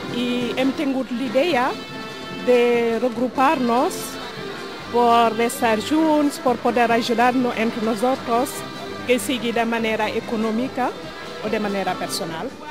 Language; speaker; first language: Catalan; non-native, learner; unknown